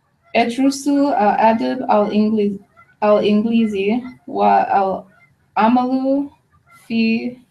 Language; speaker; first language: Arabic; non-native, learner; English